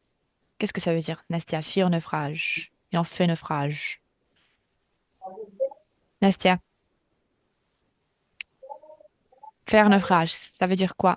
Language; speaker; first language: French; non-native, fluent; Russian